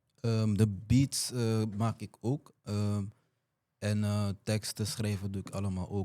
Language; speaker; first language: Dutch; early bilingual, other home language; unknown